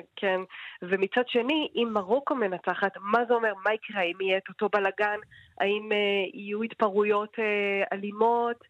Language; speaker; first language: Hebrew; native; Hebrew